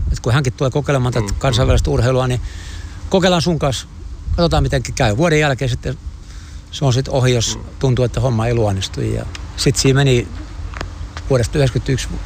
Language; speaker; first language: Finnish; native; Finnish